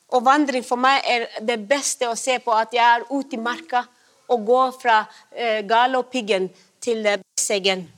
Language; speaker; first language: Norwegian; non-native, fluent; Somali